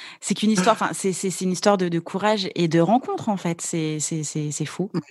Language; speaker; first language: French; native; French